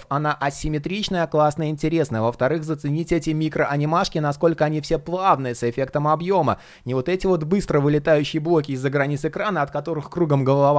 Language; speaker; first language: Russian; native; Russian